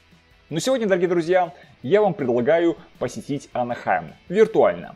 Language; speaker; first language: Russian; native; Russian